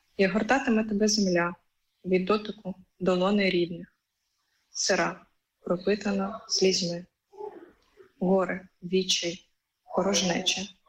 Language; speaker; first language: Ukrainian; native; Ukrainian